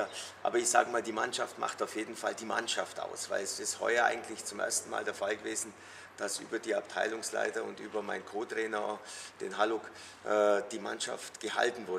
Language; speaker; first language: German; native; German